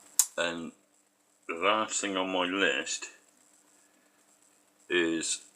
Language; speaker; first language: English; native; English